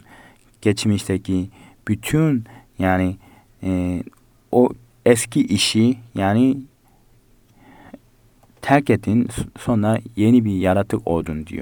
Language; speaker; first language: Turkish; non-native, fluent; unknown